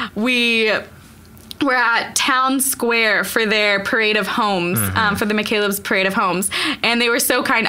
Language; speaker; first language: English; native; English